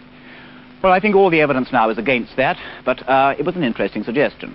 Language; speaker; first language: English; native; English